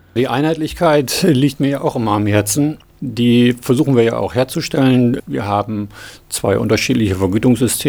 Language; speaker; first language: German; native; German